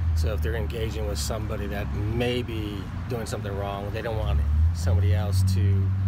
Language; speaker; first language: English; native; English